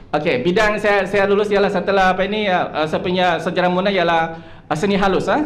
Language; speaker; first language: Malay; non-native, local second language; Chinese